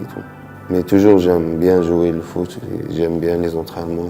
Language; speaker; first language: French; non-native, local second language; Arabic